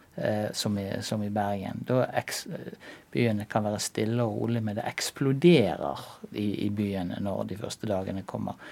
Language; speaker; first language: Norwegian; native; Norwegian